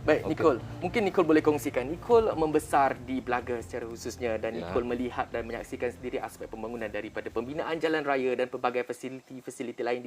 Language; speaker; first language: Malay; native; Malay